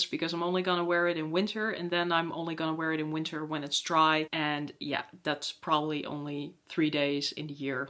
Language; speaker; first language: English; non-native, fluent; Dutch